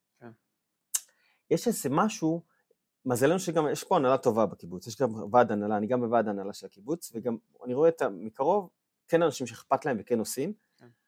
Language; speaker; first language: Hebrew; native; Hebrew